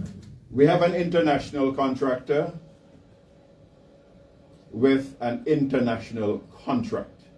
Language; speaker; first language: English; native; English